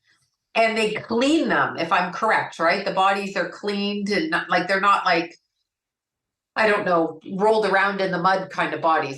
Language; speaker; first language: English; native; English